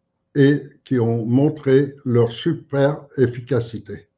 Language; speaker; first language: French; native; French